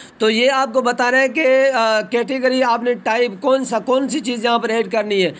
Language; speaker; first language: Hindi; non-native, local second language; Punjabi